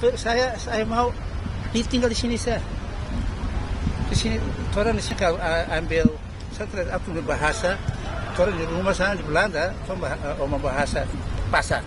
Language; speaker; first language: Indonesian; early bilingual, heritage; Dutch